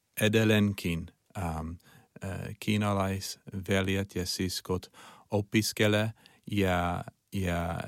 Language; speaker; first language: Finnish; non-native, learner; Chinese